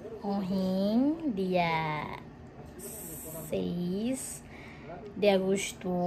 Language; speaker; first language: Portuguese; non-native, local second language; Tetum